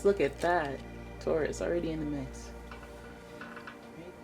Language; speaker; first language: English; native; English